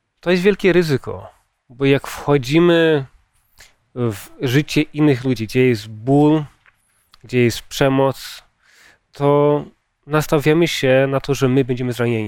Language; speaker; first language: Polish; early bilingual, heritage; Polish